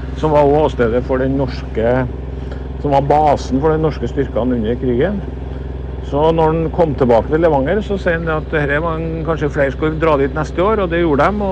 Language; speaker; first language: Norwegian; native; Norwegian